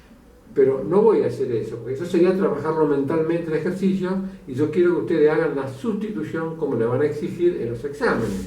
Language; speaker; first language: Spanish; native; Spanish